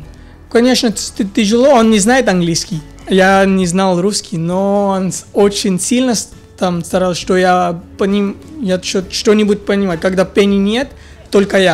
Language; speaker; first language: Russian; non-native, fluent; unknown